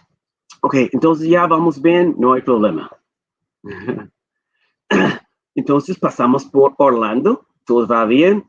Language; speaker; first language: Spanish; non-native, fluent; English